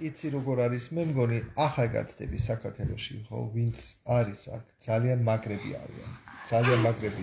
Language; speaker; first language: Georgian; non-native, learner; German